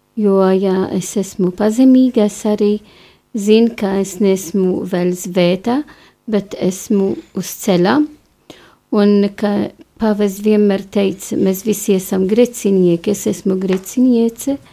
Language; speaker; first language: Latvian; non-native, fluent; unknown